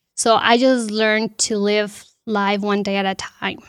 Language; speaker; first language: English; non-native, fluent; Spanish